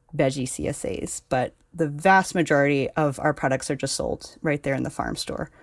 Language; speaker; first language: English; native; English